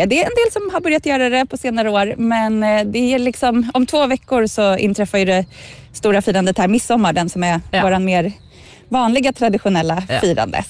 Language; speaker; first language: Swedish; native; Swedish